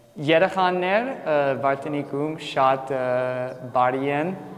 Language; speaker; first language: Armenian; non-native, learner; English